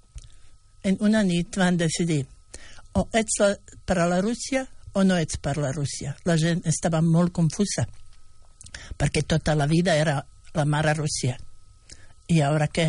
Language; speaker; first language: Catalan; non-native, fluent; Bosnian